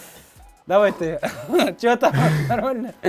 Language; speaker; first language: Russian; non-native, learner; Kazakh